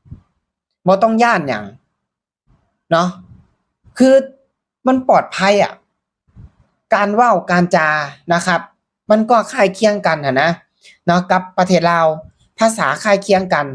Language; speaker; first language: Thai; non-native, local second language; Northeastern Thai